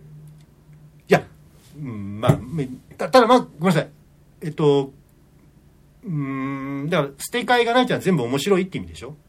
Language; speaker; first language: Japanese; native; Japanese